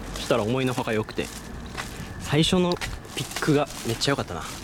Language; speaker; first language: Japanese; native; Japanese